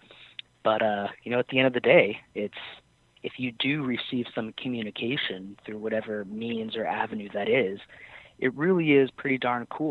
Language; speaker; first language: English; native; English